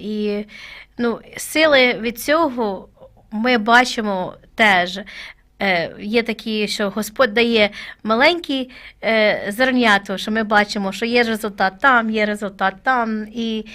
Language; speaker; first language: Ukrainian; non-native, learner; English